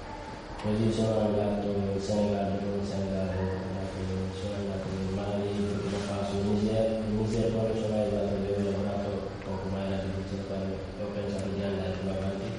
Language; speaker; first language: Italian; non-native, learner; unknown